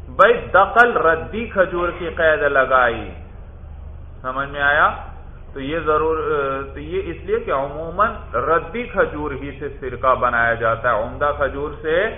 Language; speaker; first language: Urdu; native; Urdu